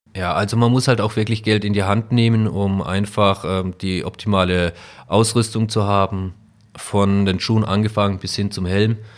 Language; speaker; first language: German; native; German